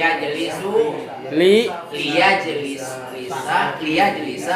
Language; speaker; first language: Arabic; non-native, learner; Indonesian